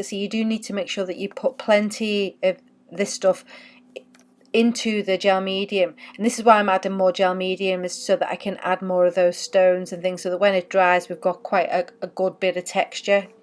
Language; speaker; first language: English; native; English